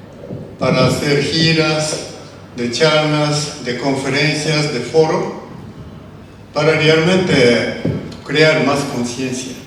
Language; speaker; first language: Spanish; non-native, learner; Japanese